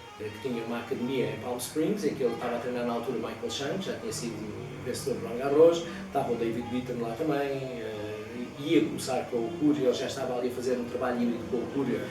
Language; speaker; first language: Portuguese; native; Portuguese